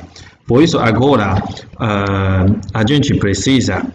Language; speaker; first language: Portuguese; non-native, learner; Chinese